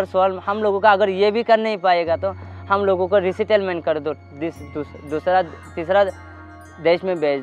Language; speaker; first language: Hindi; non-native, learner; Rohingya